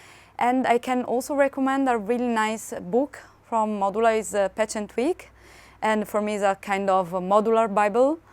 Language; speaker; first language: English; non-native, fluent; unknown